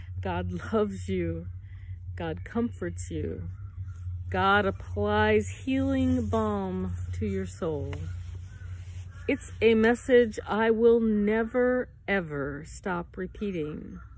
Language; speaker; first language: English; native; English